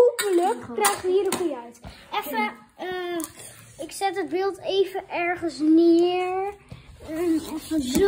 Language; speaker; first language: Dutch; native; Dutch